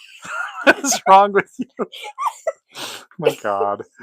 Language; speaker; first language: English; native; English